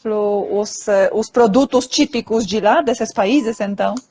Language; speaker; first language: Portuguese; non-native, fluent; Polish